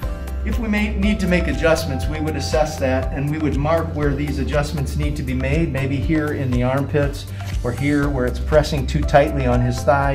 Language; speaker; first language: English; native; English